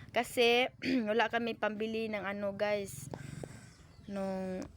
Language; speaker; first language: Filipino; non-native, local second language; Cebuano